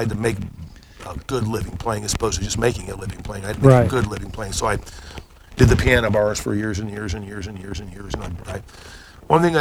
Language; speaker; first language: English; native; English